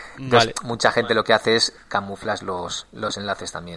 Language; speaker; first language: Spanish; native; Spanish